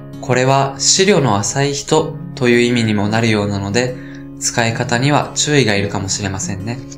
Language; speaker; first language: Japanese; native; Japanese